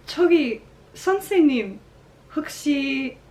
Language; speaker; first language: Korean; non-native, learner; English